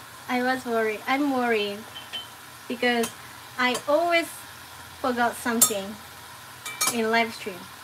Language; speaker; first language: English; non-native, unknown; Japanese